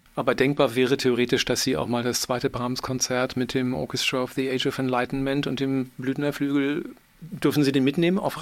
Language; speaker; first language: German; native; German